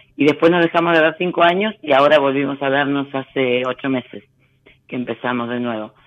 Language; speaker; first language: Spanish; native; Spanish